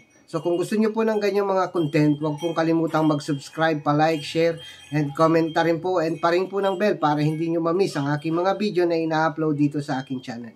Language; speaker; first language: Filipino; native; Filipino